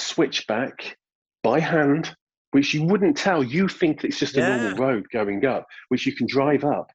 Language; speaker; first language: English; native; English